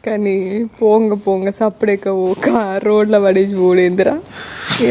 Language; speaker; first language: Telugu; native; Telugu